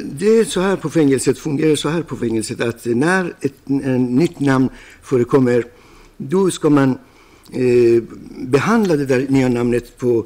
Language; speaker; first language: Swedish; non-native, fluent; Persian